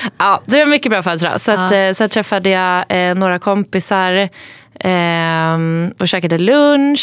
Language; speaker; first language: Swedish; native; Swedish